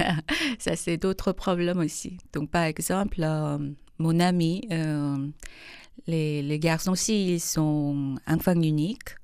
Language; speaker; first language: French; non-native, fluent; Korean